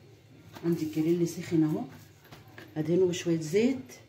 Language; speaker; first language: Arabic; native; Arabic